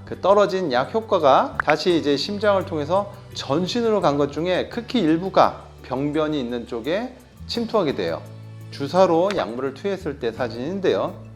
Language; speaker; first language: Korean; native; Korean